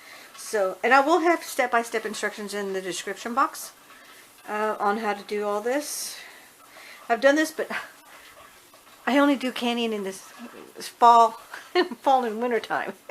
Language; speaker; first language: English; native; English